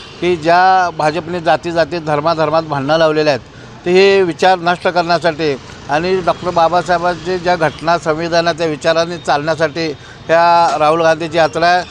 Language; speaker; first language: Marathi; native; Marathi